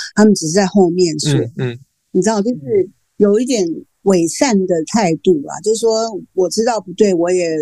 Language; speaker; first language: Chinese; non-native, local second language; Min Nan Chinese